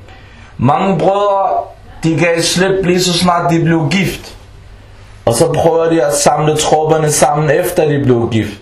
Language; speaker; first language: Danish; early bilingual, other home language; Arabic